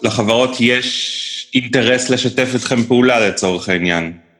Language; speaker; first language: Hebrew; native; Hebrew